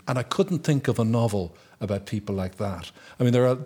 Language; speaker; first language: English; native; English